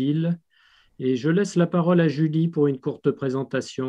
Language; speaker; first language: French; native; French